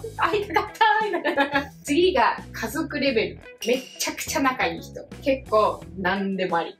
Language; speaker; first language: Japanese; early bilingual, heritage; Japanese